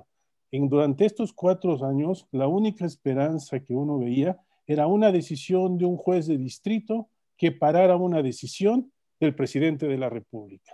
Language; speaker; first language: Spanish; native; Spanish